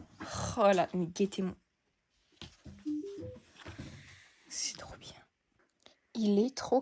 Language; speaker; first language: French; native; French